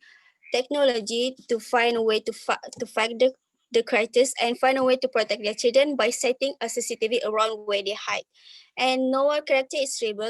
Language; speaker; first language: English; non-native, learner; Malay